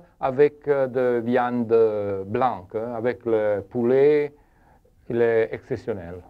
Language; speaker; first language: French; non-native, learner; Italian